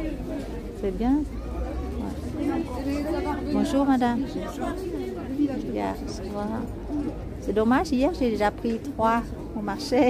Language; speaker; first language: French; non-native, learner; Vietnamese